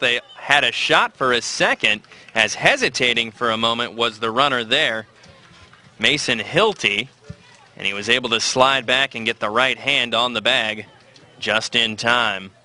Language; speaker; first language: English; native; English